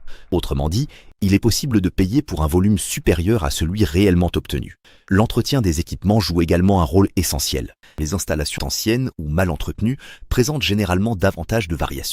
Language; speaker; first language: French; native; French